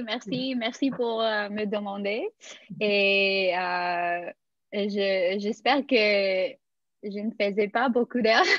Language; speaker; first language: French; non-native, fluent; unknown